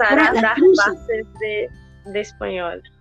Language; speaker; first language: Spanish; non-native, fluent; Portuguese